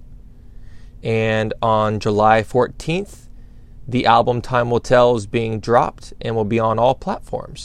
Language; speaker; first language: English; native; English